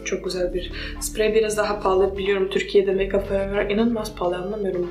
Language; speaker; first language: Turkish; non-native, fluent; Polish